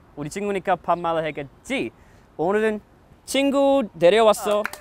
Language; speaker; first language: Korean; non-native, fluent; English